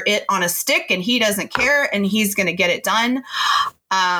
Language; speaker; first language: English; native; English